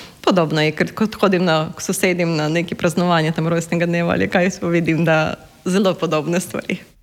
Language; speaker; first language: Slovenian; non-native, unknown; Ukrainian